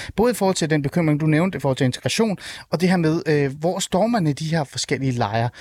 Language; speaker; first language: Danish; non-native, fluent; Turkish